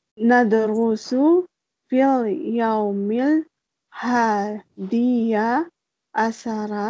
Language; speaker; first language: Arabic; non-native, learner; Malay